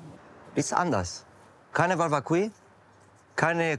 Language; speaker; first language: German; non-native, learner; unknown